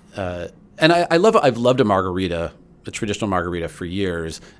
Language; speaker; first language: English; native; English